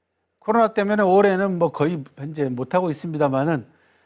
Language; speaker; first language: Korean; native; Korean